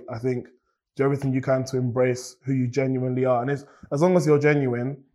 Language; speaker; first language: English; native; English